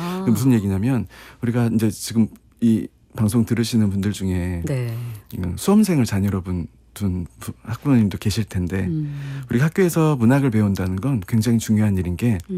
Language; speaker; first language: Korean; native; Korean